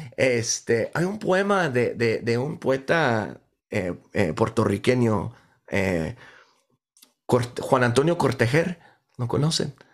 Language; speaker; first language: Spanish; early bilingual, heritage; Spanish